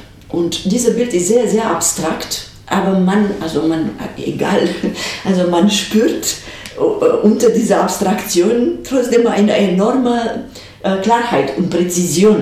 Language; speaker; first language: German; non-native, fluent; Romanian